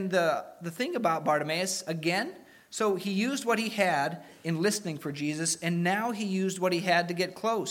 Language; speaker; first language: English; native; English